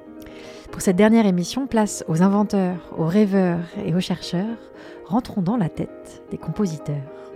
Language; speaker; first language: French; native; French